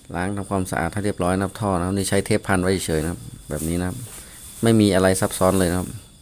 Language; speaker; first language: Thai; native; Thai